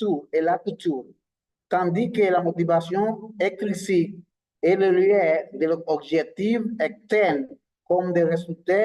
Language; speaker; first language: French; non-native, learner; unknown